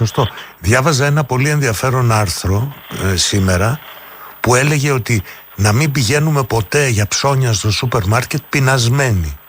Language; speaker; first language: Greek; native; Greek